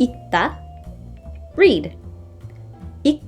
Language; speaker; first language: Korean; non-native, fluent; English